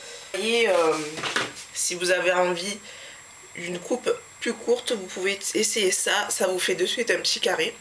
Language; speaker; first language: French; native; French